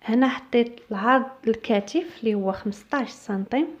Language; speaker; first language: Arabic; native; Arabic